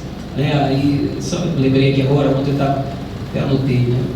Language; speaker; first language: Portuguese; native; Portuguese